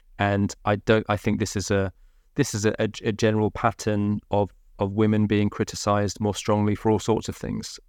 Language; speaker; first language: English; native; English